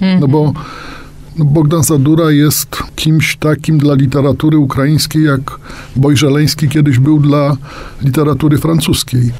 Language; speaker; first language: Polish; native; Polish